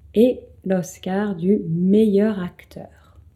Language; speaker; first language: French; native; French